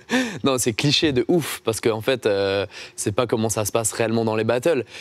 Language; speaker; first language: French; native; French